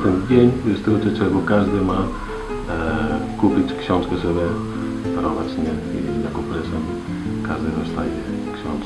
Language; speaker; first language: Polish; non-native, learner; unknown